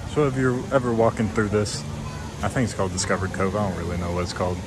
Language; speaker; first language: English; native; English